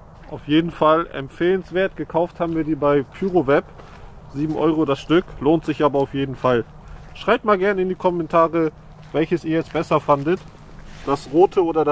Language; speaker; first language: German; native; German